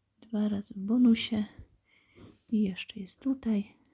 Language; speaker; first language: Polish; native; Polish